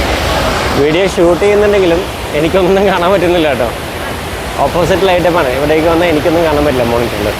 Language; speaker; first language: Malayalam; native; Malayalam